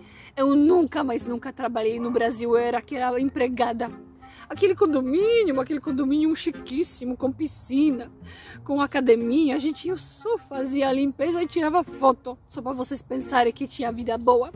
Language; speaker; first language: Portuguese; non-native, fluent; Polish